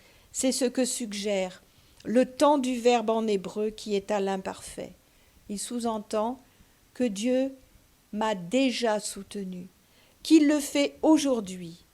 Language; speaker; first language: French; native; French